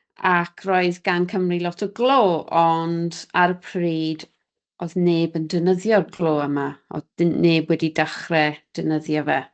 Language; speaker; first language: Welsh; native; Welsh